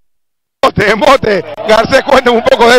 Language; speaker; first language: Spanish; native; Spanish